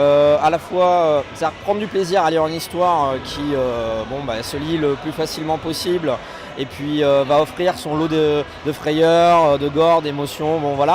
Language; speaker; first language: French; native; French